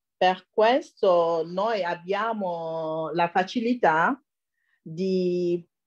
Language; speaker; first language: Italian; non-native, learner; Wolof